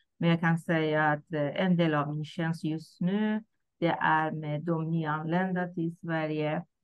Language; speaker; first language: Swedish; non-native, fluent; Persian